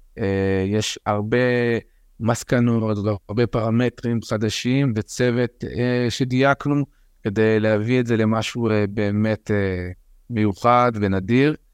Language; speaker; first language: Hebrew; early bilingual, other home language; French